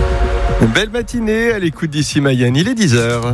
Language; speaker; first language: French; native; French